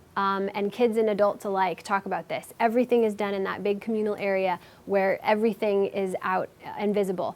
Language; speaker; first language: English; native; English